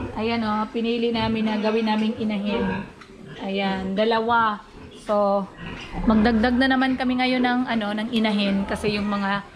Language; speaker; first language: Filipino; non-native, local second language; Cebuano